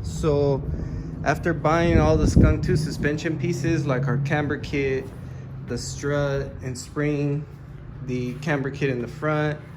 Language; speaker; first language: English; native; English